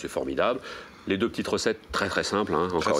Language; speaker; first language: French; native; French